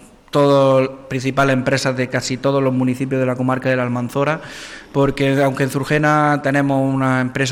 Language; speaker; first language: Spanish; native; Spanish